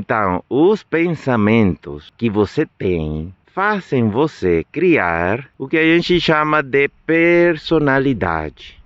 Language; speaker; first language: Portuguese; non-native, fluent; Spanish